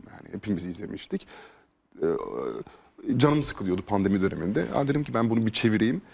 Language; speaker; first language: Turkish; early bilingual, heritage; Turkish